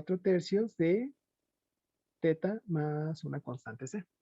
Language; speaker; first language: Spanish; native; Spanish